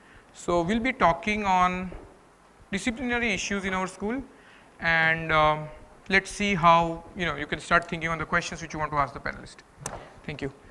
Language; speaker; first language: English; non-native, local second language; Gujarati